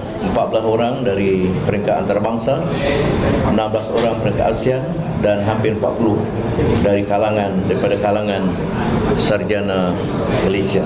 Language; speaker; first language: Malay; native; Malay